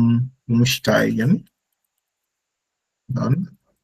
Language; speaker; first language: German; non-native, fluent; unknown